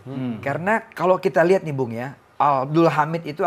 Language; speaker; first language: Indonesian; native; Indonesian